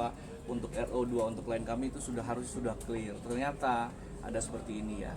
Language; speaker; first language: Indonesian; native; Indonesian